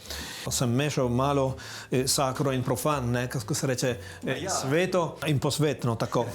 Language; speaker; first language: Slovenian; early bilingual, heritage; Italian